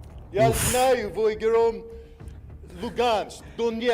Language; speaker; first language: Russian; non-native, learner; English